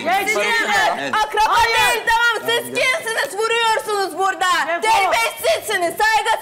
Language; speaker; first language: Turkish; non-native, learner; Russian